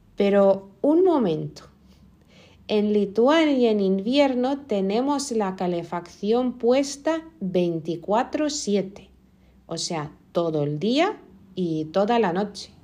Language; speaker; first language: Spanish; non-native, fluent; Lithuanian